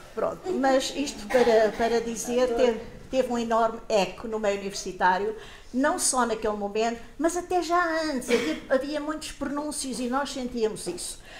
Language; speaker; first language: Portuguese; native; Portuguese